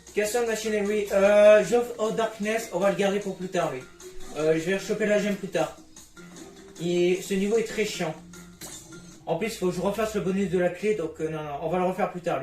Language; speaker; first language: French; native; French